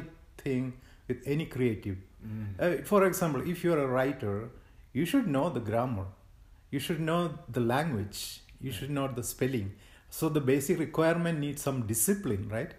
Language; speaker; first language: English; non-native, local second language; Malayalam